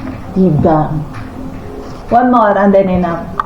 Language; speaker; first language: English; non-native, local second language; Filipino